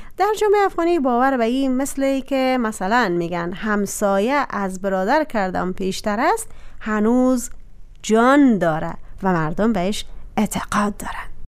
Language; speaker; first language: Persian; native; Persian